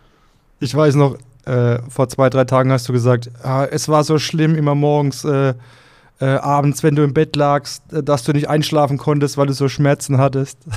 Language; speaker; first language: German; native; German